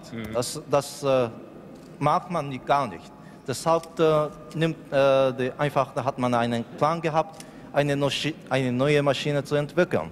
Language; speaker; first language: German; non-native, learner; Japanese